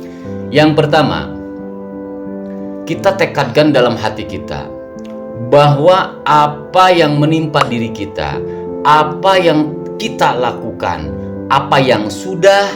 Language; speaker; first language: Indonesian; native; Indonesian